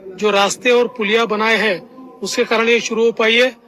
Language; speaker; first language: Hindi; non-native, local second language; Marathi